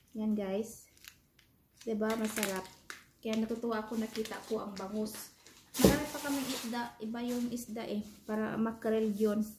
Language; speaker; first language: Filipino; non-native, local second language; Cebuano